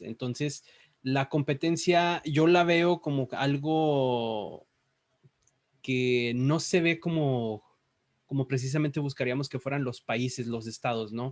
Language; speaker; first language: Spanish; native; Spanish